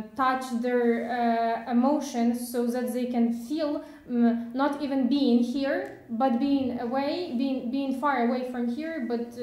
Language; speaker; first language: English; non-native, fluent; Ukrainian